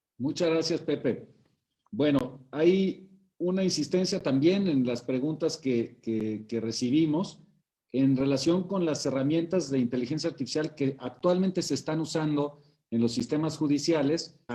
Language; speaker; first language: Spanish; native; Spanish